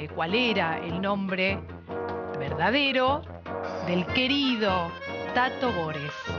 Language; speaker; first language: Spanish; native; Spanish